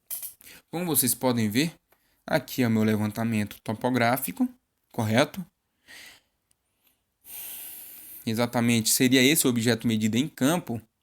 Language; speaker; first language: Portuguese; native; Portuguese